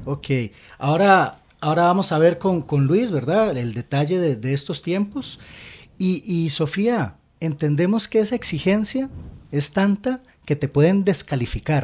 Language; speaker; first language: Spanish; native; Spanish